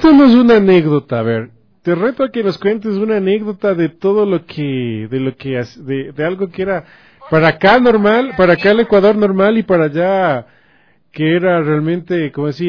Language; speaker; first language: Spanish; native; Spanish